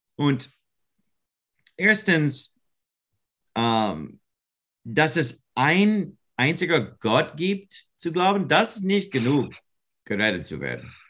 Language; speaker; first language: German; non-native, learner; English